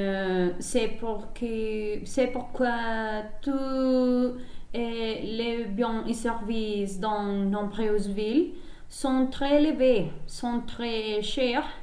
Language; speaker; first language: French; non-native, learner; Spanish